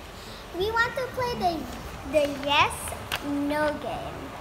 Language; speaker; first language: English; early bilingual, other home language; Indonesian